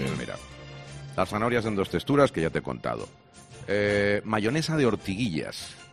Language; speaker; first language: Spanish; native; Spanish